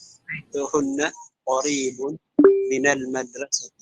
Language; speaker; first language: Arabic; non-native, learner; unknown